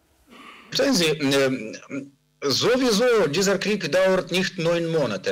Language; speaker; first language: German; non-native, learner; Ukrainian